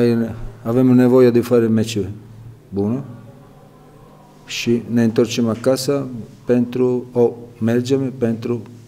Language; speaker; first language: Romanian; non-native, learner; Italian